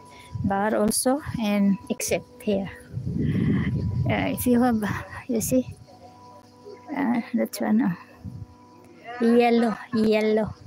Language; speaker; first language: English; non-native, learner; Filipino